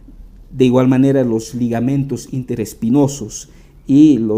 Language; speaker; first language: Spanish; native; Spanish